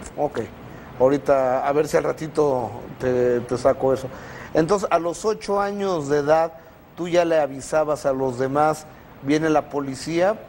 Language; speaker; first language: Spanish; native; Spanish